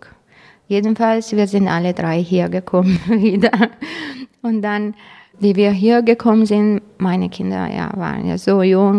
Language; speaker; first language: German; non-native, fluent; Croatian